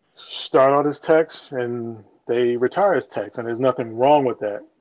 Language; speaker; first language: English; native; English